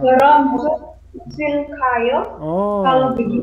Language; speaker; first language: Korean; non-native, learner; Indonesian